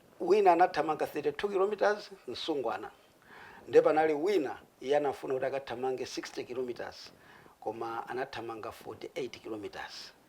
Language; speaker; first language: Nyanja; non-native, local second language; Tumbuka